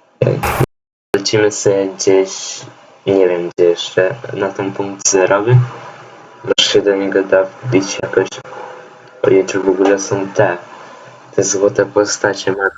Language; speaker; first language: Polish; native; Polish